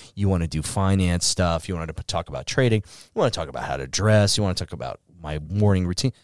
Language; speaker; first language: English; native; English